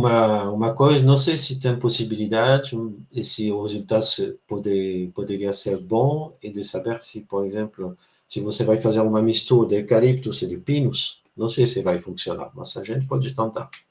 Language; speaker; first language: Portuguese; non-native, fluent; French